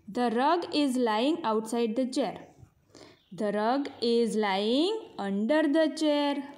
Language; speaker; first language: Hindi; non-native, local second language; Gujarati